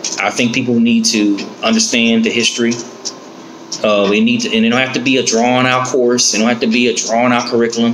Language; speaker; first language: English; native; English